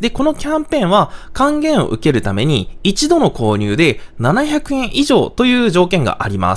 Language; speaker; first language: Japanese; native; Japanese